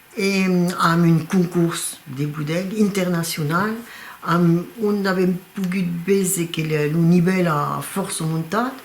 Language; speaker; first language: Occitan; non-native, local second language; French